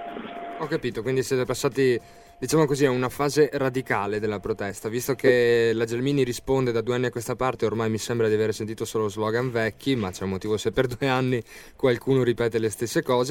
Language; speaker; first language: Italian; native; Italian